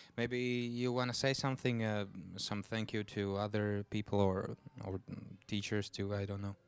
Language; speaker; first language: English; non-native, learner; Latvian